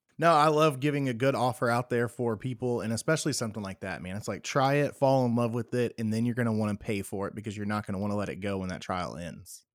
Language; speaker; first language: English; native; English